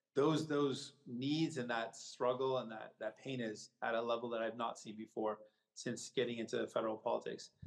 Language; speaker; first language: English; native; English